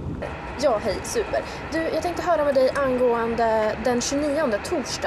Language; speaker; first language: Swedish; native; Swedish